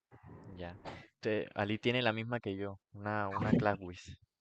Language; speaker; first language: Spanish; native; Spanish